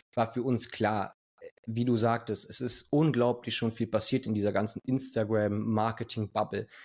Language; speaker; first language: German; early bilingual, other home language; Spanish